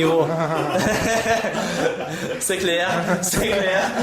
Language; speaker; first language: French; non-native, learner; Russian